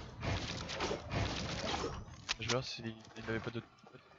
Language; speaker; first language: French; native; French